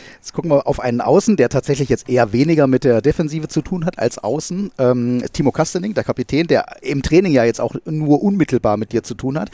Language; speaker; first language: German; native; German